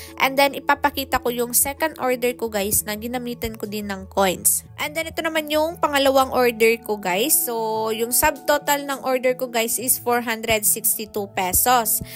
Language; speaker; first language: Filipino; non-native, local second language; Cebuano